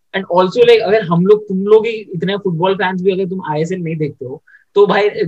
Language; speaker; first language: Hindi; native; Hindi